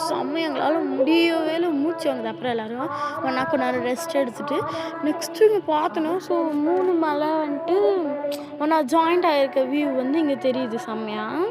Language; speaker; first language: Tamil; native; Tamil